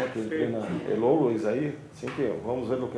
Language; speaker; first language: Spanish; non-native, fluent; Portuguese